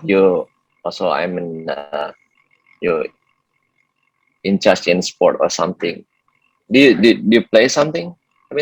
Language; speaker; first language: English; non-native, learner; Indonesian